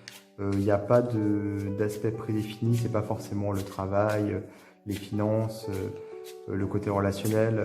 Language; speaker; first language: French; native; French